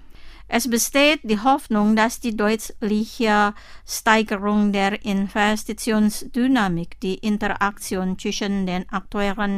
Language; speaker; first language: German; non-native, fluent; Indonesian